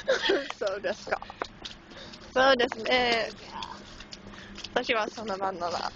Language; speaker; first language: Japanese; non-native, learner; English